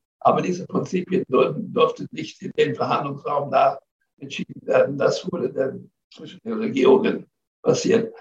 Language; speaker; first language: German; non-native, fluent; English